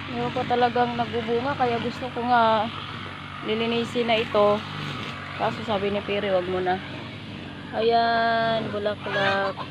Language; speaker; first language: Filipino; non-native, local second language; Cebuano